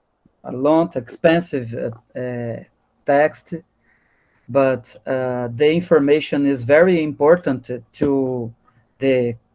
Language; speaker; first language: English; non-native, learner; Portuguese